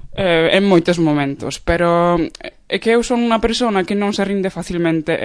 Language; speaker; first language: Galician; non-native, fluent; Polish